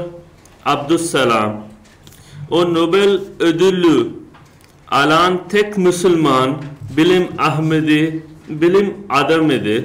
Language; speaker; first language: Turkish; non-native, learner; Urdu